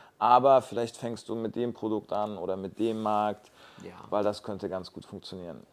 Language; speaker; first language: German; native; German